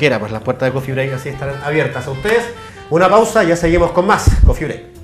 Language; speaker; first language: Spanish; native; Spanish